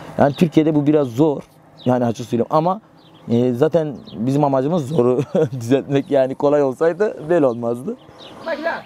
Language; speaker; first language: Turkish; non-native, local second language; Kurdish